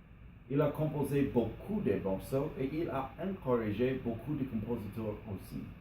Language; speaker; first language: French; non-native, learner; English